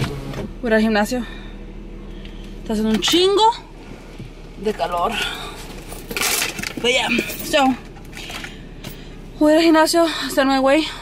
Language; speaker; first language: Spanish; early bilingual, heritage; Spanish